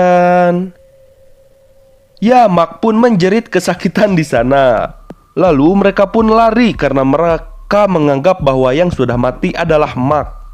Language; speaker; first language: Indonesian; native; Indonesian